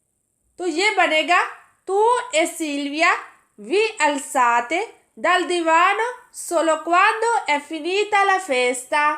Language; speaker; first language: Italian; non-native, fluent; Urdu